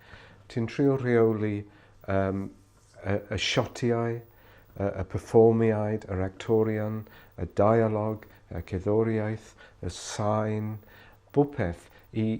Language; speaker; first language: Welsh; non-native, fluent; English